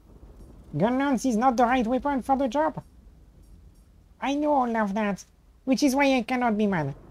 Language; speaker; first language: English; non-native, fluent; French